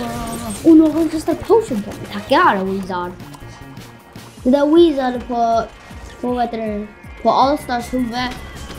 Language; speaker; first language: Swedish; early bilingual, other home language; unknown